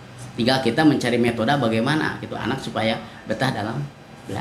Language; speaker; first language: Indonesian; non-native, local second language; Sundanese